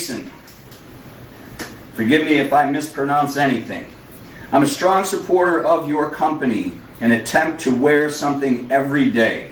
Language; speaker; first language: English; native; English